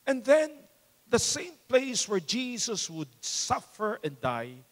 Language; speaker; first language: English; non-native, local second language; Filipino